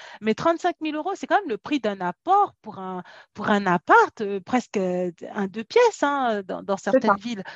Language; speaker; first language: French; native; French